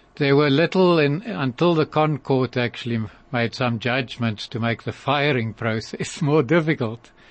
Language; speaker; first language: English; native; English